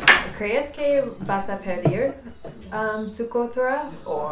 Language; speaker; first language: Spanish; non-native, learner; English